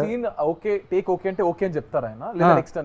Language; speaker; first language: Telugu; native; Telugu